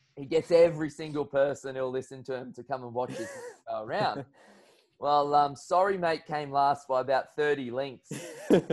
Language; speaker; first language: English; native; English